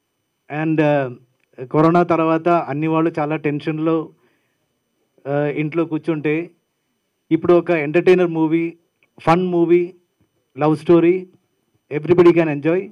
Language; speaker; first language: Telugu; non-native, learner; Malayalam